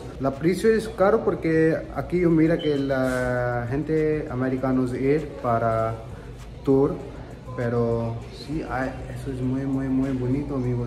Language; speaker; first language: Spanish; non-native, learner; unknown